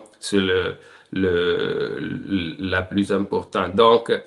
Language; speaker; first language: French; non-native, learner; Italian